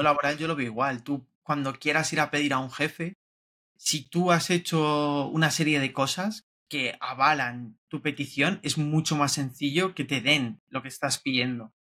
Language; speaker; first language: Spanish; native; Spanish